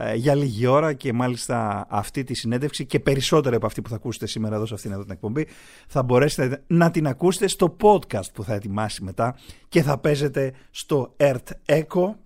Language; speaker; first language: Greek; native; Greek